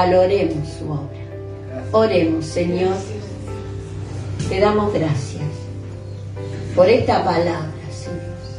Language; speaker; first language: Spanish; native; Spanish